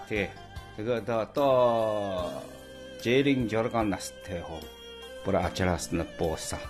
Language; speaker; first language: Mongolian; non-native, local second language; Chinese